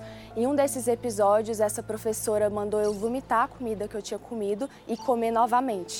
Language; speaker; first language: Portuguese; early bilingual, other home language; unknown